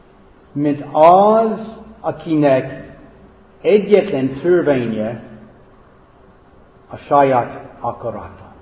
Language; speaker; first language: Hungarian; non-native, fluent; English